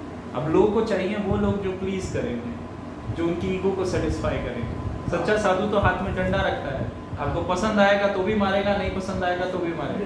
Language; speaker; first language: Hindi; native; Hindi